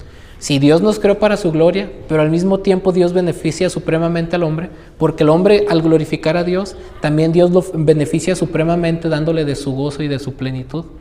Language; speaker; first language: Spanish; native; Spanish